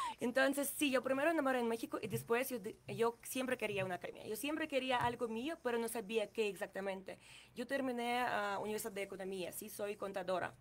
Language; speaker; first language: Spanish; non-native, learner; Ukrainian